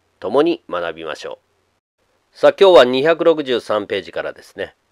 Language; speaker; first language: Japanese; native; Japanese